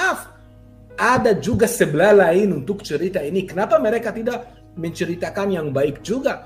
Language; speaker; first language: Indonesian; non-native, fluent; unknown